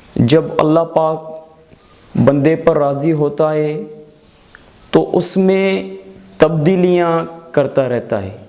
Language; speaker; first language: Urdu; non-native, local second language; Sindhi